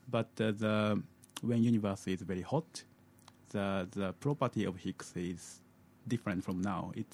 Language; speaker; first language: English; non-native, fluent; Japanese